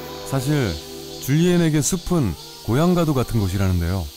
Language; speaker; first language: Korean; native; Korean